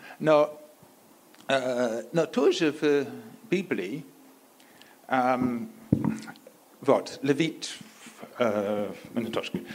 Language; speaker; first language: Russian; non-native, learner; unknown